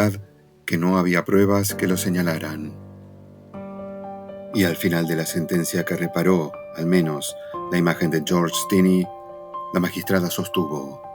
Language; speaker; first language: Spanish; native; Spanish